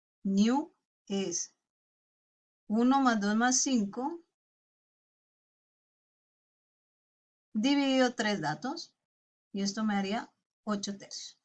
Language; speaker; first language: Spanish; native; Spanish